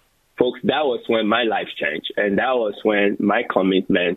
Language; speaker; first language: English; non-native, local second language; Bini